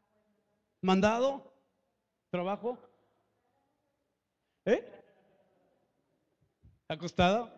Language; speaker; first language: Spanish; native; Spanish